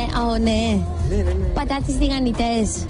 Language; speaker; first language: Greek; early bilingual, heritage; Greek